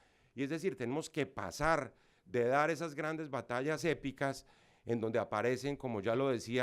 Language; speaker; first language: Spanish; native; Spanish